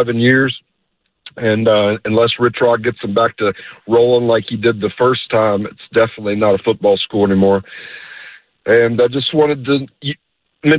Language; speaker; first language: English; native; English